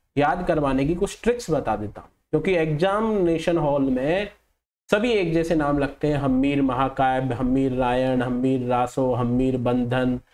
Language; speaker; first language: Hindi; native; Hindi